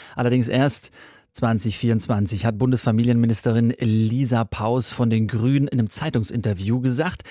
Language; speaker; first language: German; native; German